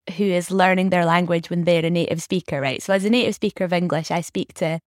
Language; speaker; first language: English; native; English